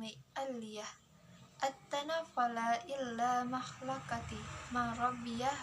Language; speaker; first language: Arabic; non-native, learner; Indonesian